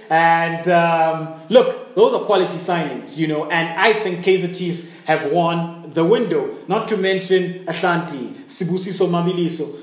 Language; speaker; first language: English; native; English